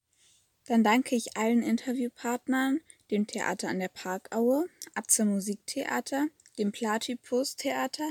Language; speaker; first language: German; native; German